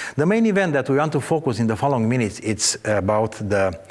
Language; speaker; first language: English; non-native, fluent; Romanian